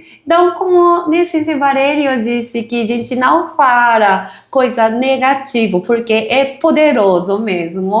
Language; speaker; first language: Portuguese; non-native, fluent; Japanese